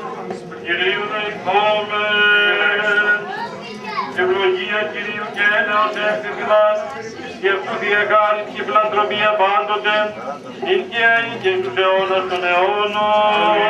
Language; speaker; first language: Greek; native; Greek